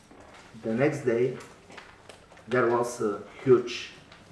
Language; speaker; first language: English; non-native, learner; Bulgarian